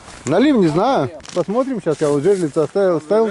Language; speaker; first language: Russian; native; Russian